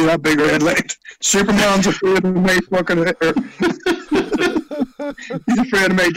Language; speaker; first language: English; native; English